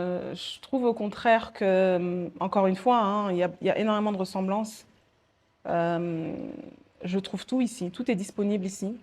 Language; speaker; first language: French; early bilingual, other home language; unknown